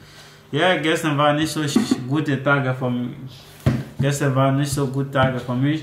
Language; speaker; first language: German; non-native, learner; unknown